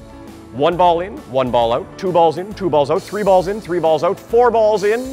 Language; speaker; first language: English; native; English